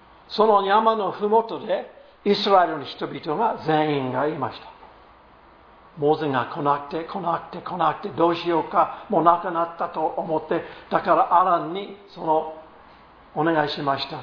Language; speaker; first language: Japanese; non-native, fluent; English